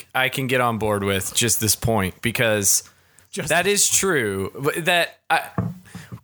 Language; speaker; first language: English; native; English